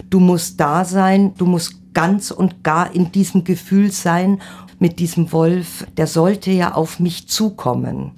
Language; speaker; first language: German; native; German